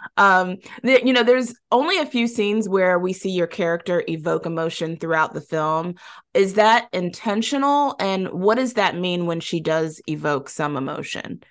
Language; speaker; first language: English; native; English